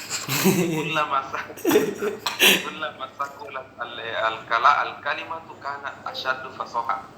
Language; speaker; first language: Arabic; non-native, fluent; Indonesian